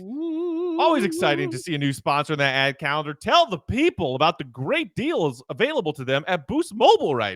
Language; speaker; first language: English; native; English